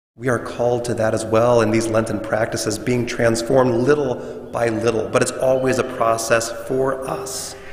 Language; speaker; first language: English; native; English